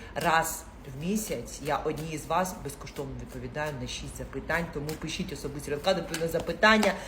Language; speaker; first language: Ukrainian; non-native, local second language; Russian